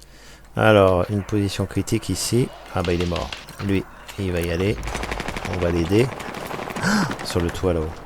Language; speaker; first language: French; native; French